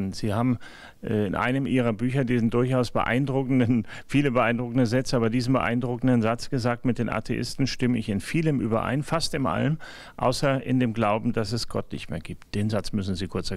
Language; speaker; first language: German; native; German